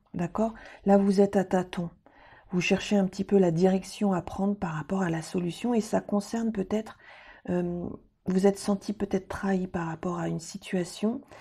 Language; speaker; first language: French; native; French